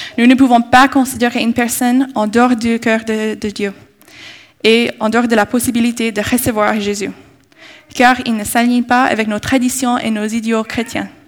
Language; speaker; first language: French; non-native, fluent; English